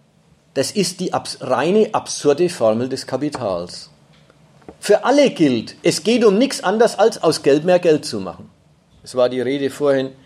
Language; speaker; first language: German; native; German